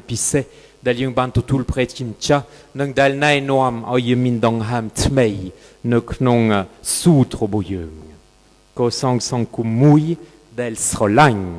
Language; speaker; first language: Khmer; non-native, fluent; French